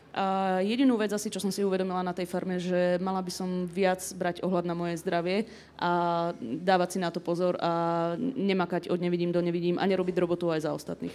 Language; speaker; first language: Slovak; native; Slovak